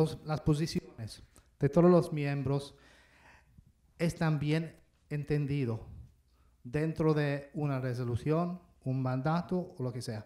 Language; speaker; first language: Spanish; non-native, fluent; English